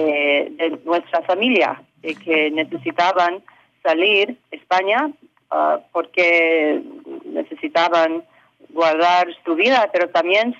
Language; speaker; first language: Spanish; early bilingual, heritage; English